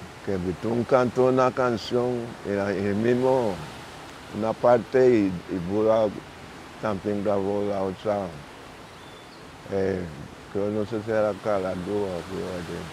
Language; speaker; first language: Spanish; non-native, local second language; English